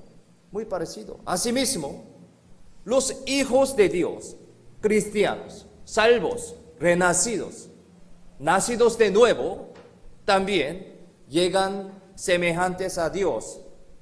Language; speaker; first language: Spanish; non-native, learner; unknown